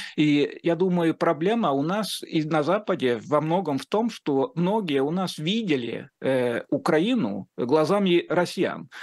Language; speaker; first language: Russian; non-native, fluent; Finnish